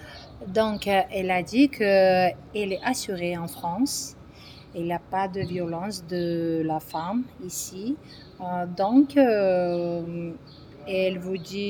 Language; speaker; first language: French; non-native, learner; Georgian